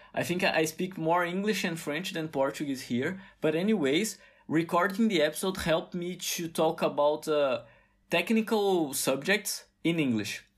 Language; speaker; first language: English; non-native, fluent; Portuguese